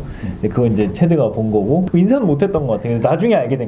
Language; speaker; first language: Korean; native; Korean